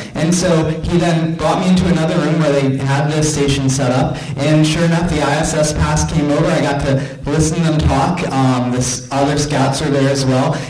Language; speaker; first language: English; native; English